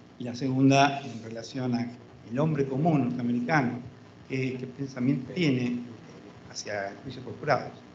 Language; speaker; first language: Spanish; native; Spanish